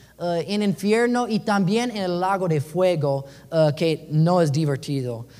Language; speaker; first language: Spanish; non-native, learner; English